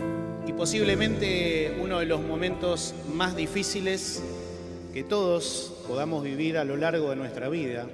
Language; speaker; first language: Spanish; native; Spanish